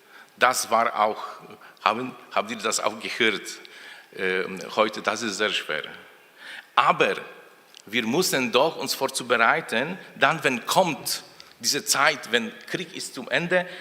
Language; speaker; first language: German; non-native, fluent; Polish